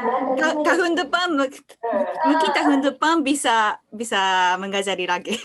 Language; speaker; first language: Indonesian; non-native, learner; Japanese